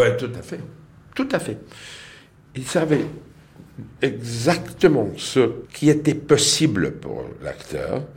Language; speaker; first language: French; non-native, learner; English